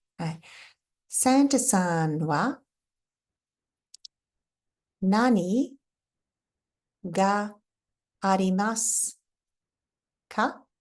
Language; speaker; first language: Japanese; non-native, fluent; English